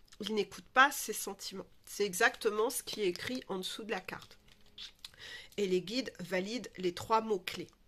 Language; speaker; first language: French; native; French